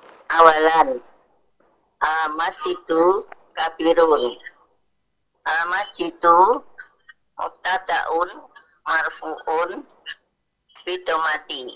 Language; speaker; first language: Arabic; non-native, learner; Indonesian